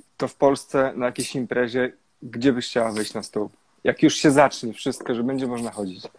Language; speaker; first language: Polish; native; Polish